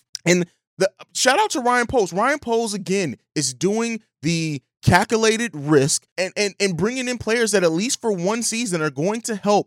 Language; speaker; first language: English; native; English